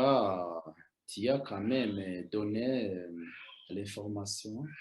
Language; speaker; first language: French; non-native, local second language; Rundi